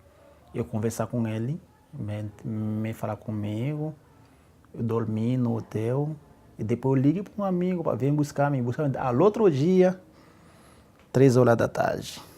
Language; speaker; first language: Portuguese; non-native, learner; Haitian Creole